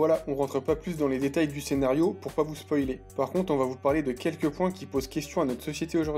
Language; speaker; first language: French; native; French